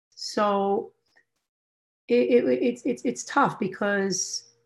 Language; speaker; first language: English; native; English